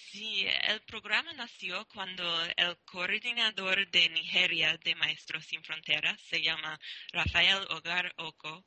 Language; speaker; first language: Spanish; non-native, learner; English